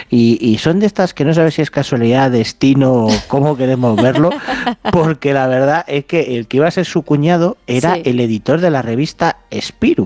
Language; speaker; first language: Spanish; native; Spanish